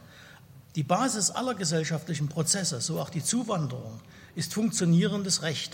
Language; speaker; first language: German; native; German